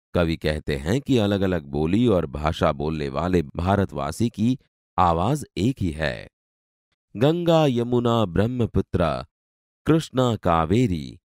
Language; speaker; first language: Hindi; non-native, local second language; Gujarati